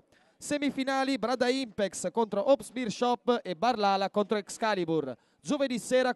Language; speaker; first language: Italian; native; Italian